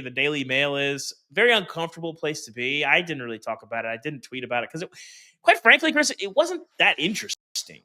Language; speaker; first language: English; native; English